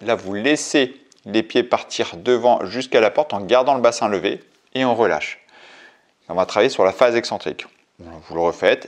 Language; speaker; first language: French; native; French